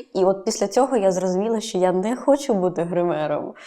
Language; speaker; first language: Ukrainian; native; Ukrainian